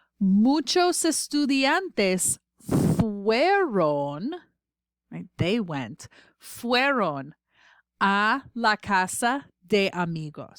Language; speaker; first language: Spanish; non-native, fluent; English